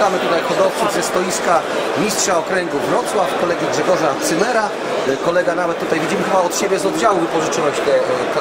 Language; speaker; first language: Polish; native; Polish